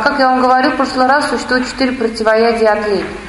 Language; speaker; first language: Russian; native; Russian